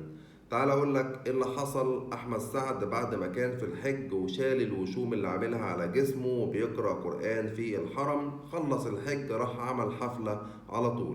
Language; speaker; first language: Arabic; native; Arabic